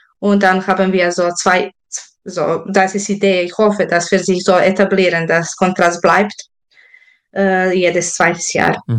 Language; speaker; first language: German; non-native, fluent; Serbian